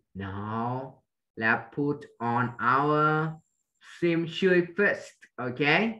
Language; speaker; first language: English; non-native, fluent; Vietnamese